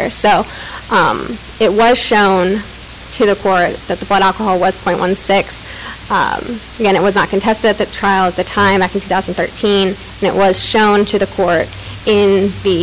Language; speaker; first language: English; native; English